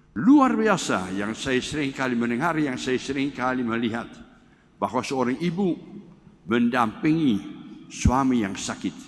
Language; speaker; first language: Malay; non-native, fluent; Dutch